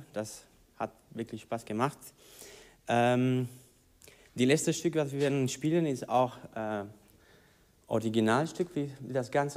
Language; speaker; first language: German; non-native, learner; Spanish